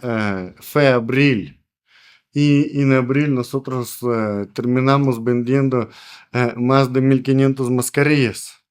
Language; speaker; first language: Spanish; non-native, learner; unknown